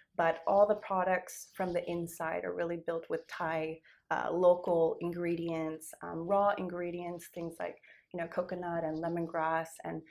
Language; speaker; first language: English; native; English